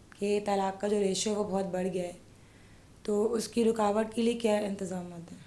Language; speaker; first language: Urdu; native; Urdu